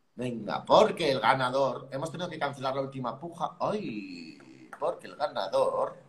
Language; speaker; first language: Spanish; native; Spanish